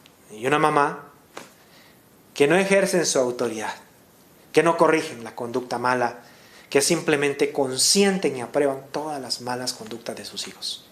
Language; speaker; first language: Spanish; native; Spanish